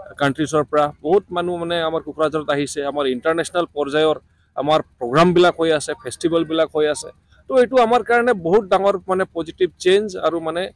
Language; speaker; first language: Assamese; non-native, local second language; Bodo